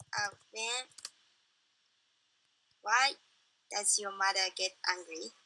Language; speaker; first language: English; non-native, learner; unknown